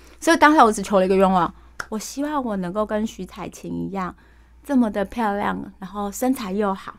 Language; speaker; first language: Chinese; native; Chinese